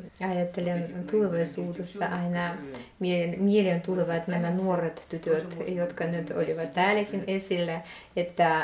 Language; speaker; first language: Finnish; non-native, fluent; Russian